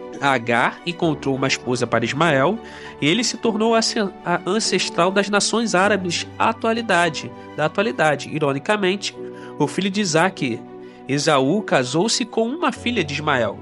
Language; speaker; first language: Portuguese; native; Portuguese